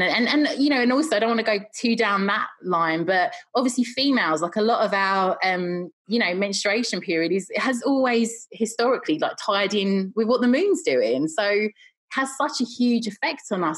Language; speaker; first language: English; native; English